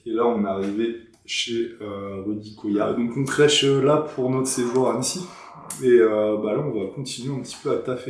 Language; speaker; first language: French; native; French